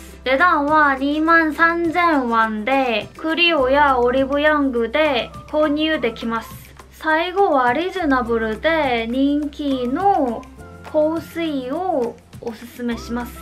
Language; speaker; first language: Japanese; non-native, fluent; Korean